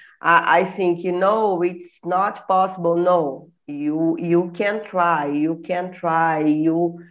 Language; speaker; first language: English; non-native, learner; Portuguese